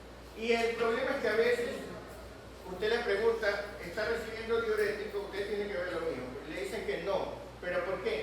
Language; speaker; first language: Spanish; native; Spanish